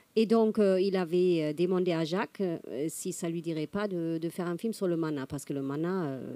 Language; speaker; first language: French; non-native, fluent; German